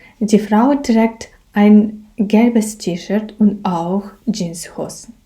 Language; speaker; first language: German; non-native, fluent; Ukrainian